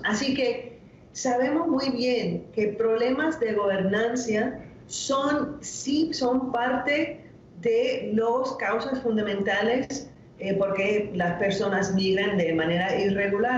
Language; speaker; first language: Spanish; non-native, fluent; English